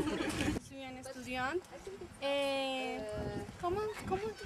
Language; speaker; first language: French; non-native, learner; Spanish